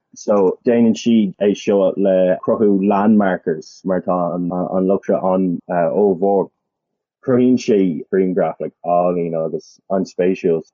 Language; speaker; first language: Irish; non-native, local second language; English